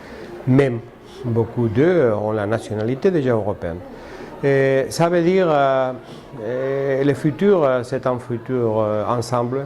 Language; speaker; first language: French; non-native, fluent; Spanish